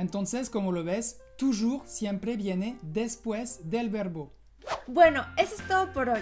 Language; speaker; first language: Spanish; non-native, fluent; French